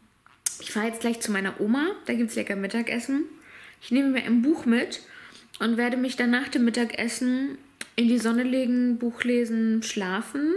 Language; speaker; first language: German; native; German